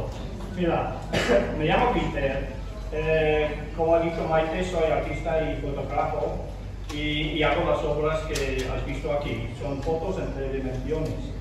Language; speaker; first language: Spanish; non-native, fluent; English